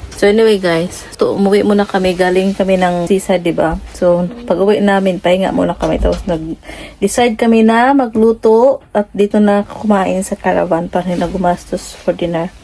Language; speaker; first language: Filipino; native; Filipino